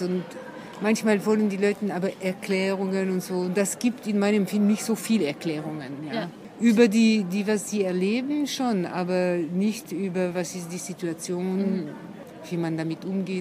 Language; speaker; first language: German; non-native, fluent; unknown